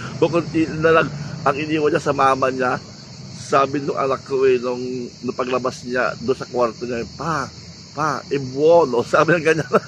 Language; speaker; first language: Filipino; native; Filipino